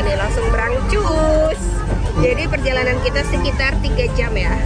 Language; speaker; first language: Indonesian; native; Indonesian